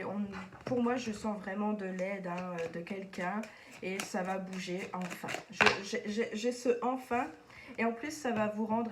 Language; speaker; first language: French; native; French